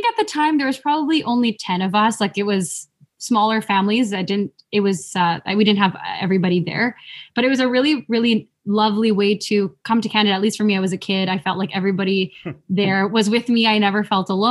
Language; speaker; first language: English; native; English